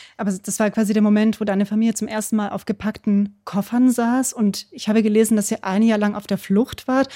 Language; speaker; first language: German; native; German